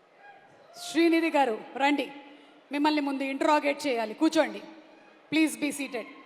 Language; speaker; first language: Telugu; native; Telugu